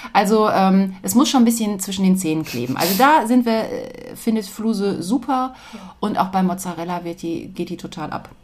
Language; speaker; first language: German; native; German